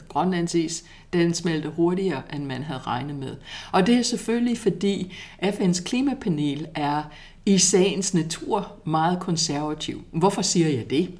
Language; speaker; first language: Danish; non-native, fluent; English